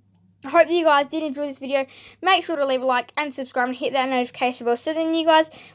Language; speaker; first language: English; native; English